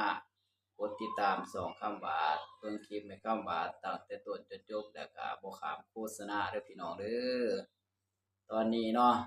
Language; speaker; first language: Thai; non-native, local second language; Lao